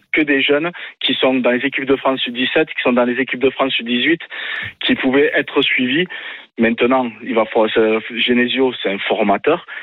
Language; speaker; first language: French; native; French